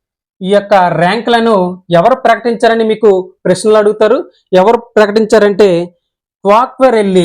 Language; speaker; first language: Telugu; native; Telugu